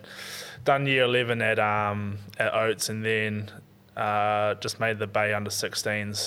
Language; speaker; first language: English; native; English